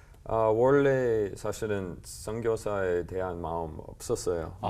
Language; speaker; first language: Korean; non-native, learner; English